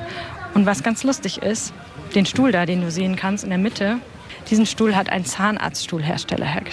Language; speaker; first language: German; native; German